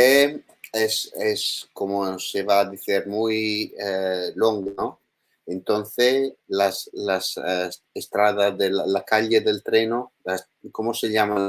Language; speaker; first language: Spanish; non-native, learner; Italian